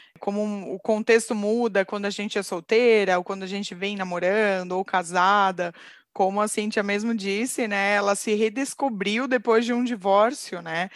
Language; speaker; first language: Portuguese; native; Portuguese